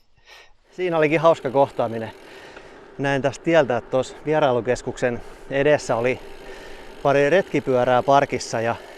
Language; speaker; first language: Finnish; native; Finnish